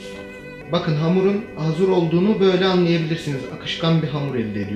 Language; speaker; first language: Turkish; native; Turkish